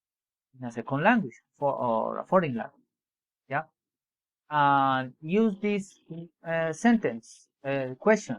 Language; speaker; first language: English; non-native, learner; Spanish